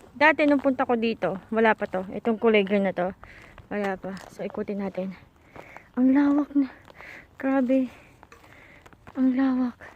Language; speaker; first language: Filipino; native; Filipino